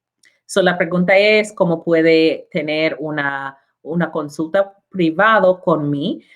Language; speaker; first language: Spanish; non-native, learner; English